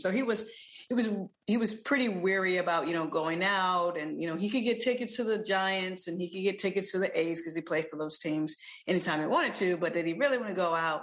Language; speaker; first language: English; native; English